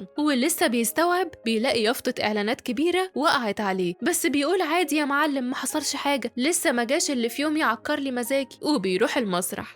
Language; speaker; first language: Arabic; native; Arabic